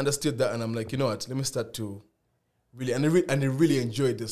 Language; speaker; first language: English; non-native, local second language; Ganda